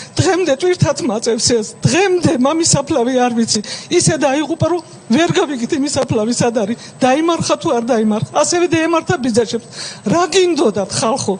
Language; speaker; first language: Georgian; native; Georgian